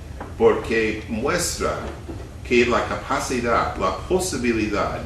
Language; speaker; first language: Spanish; non-native, fluent; English